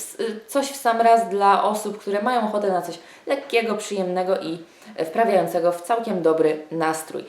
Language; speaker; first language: Polish; native; Polish